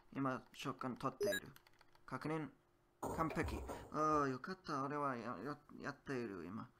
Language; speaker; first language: Japanese; non-native, learner; English